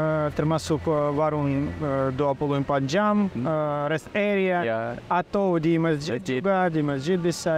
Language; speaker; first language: Indonesian; non-native, learner; Russian